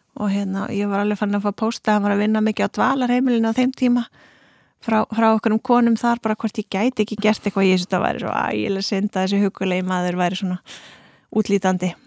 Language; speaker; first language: Icelandic; native; Icelandic